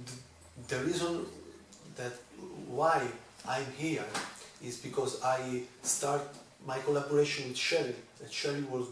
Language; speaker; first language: English; non-native, learner; Italian